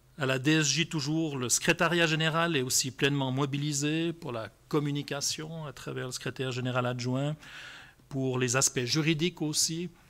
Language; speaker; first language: French; native; French